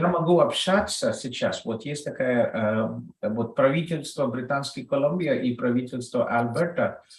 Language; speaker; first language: Russian; non-native, fluent; Telugu